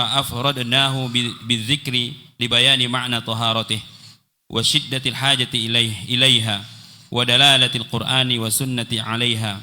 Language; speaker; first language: Arabic; non-native, fluent; Indonesian